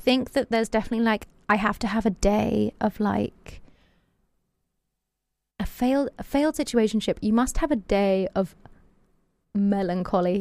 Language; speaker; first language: English; native; English